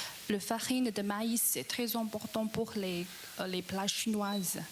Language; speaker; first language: French; non-native, learner; Chinese